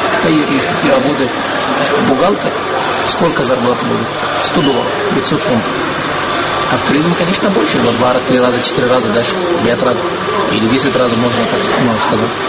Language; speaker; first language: Russian; non-native, fluent; Arabic